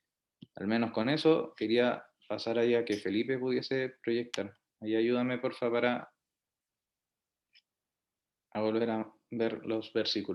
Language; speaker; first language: Spanish; native; Spanish